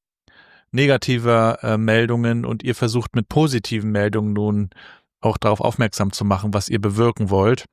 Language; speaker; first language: German; native; German